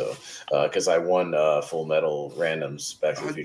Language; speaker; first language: English; native; English